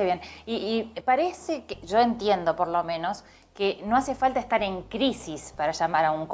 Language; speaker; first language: Spanish; native; Spanish